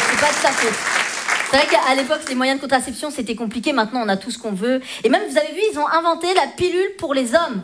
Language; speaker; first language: French; native; French